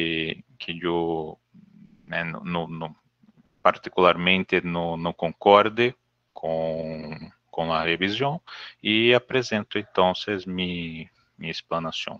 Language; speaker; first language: Spanish; non-native, learner; Portuguese